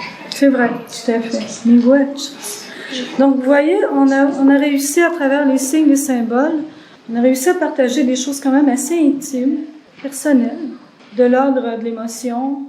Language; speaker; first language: French; native; French